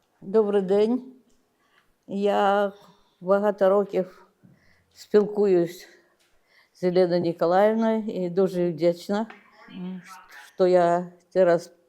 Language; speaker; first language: Ukrainian; non-native, local second language; Russian